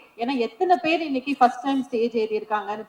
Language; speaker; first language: Tamil; native; Tamil